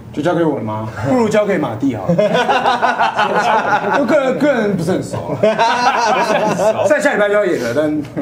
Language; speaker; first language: Chinese; native; Chinese